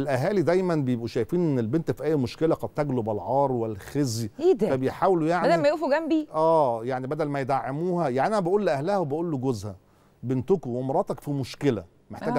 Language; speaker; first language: Arabic; native; Arabic